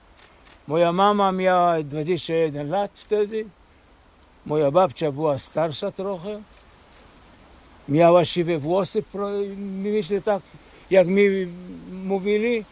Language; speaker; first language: Polish; early bilingual, heritage; Polish